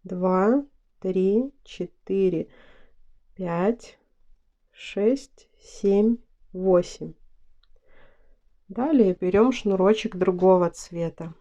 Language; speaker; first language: Russian; native; Russian